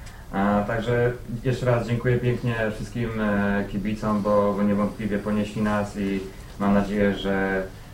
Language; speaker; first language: Polish; native; Polish